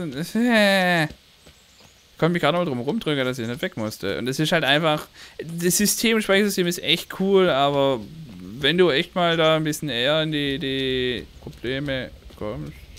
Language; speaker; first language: German; native; German